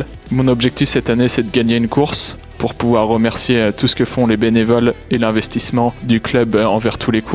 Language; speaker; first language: French; native; French